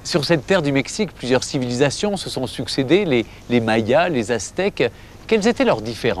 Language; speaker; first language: French; native; French